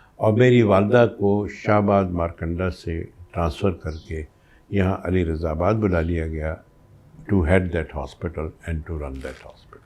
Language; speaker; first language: Urdu; native; Urdu